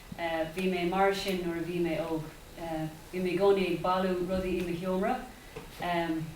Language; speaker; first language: Irish; non-native, local second language; English